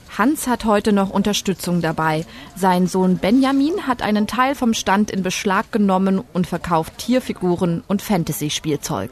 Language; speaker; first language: German; native; German